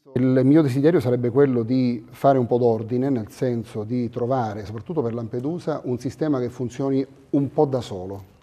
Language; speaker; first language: Italian; native; Italian